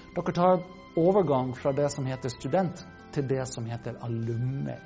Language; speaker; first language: Norwegian; non-native, fluent; English